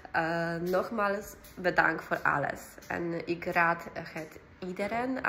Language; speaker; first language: Dutch; non-native, learner; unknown